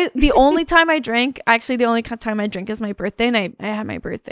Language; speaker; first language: English; native; English